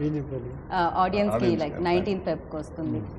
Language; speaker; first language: Telugu; native; Telugu